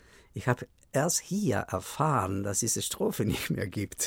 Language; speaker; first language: German; non-native, fluent; Spanish